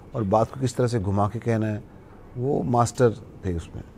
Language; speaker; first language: Hindi; native; Hindi